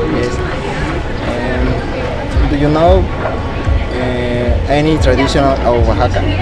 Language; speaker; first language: English; non-native, learner; Spanish